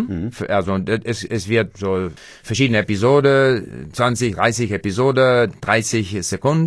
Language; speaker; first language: German; non-native, learner; English